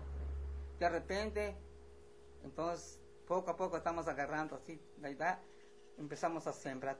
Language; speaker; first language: Spanish; non-native, local second language; Yucateco